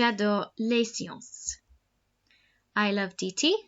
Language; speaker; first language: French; non-native, fluent; English